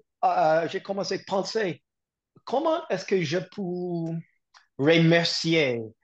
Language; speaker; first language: French; non-native, learner; English